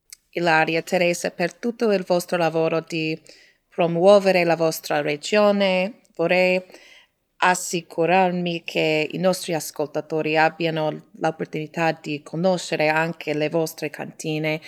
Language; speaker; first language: Italian; non-native, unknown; English